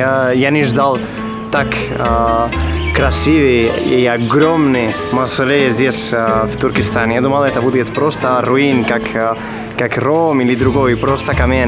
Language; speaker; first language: Russian; non-native, learner; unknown